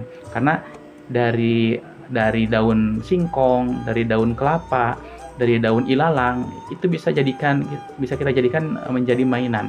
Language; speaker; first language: Indonesian; non-native, local second language; Sundanese